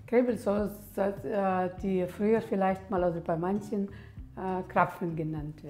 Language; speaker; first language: German; early bilingual, heritage; German